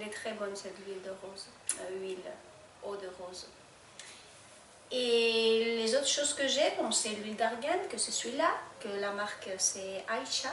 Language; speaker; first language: French; non-native, fluent; Spanish